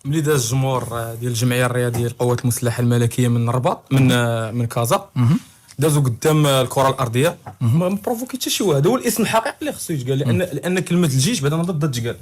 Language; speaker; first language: Arabic; native; Arabic